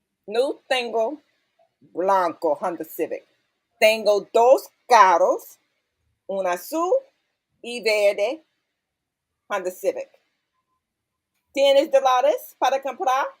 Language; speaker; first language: Spanish; non-native, learner; English